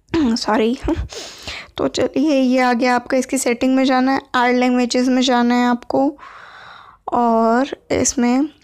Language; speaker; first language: Hindi; native; Hindi